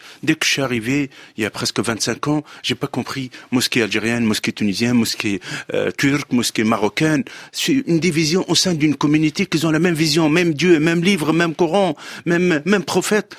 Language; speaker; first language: French; non-native, local second language; Arabic